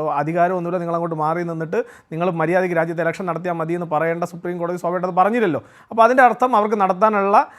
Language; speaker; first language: Malayalam; native; Malayalam